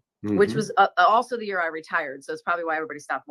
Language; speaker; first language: English; native; English